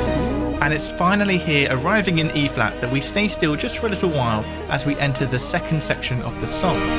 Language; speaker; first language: English; native; English